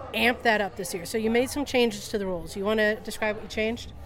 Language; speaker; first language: English; native; English